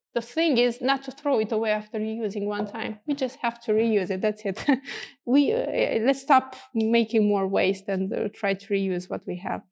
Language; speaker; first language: English; non-native, fluent; Romanian